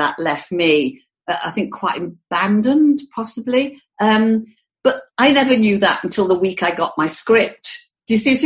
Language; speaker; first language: English; native; English